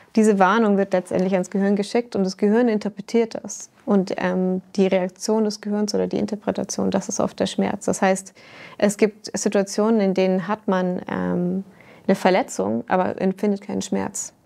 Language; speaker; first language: German; native; German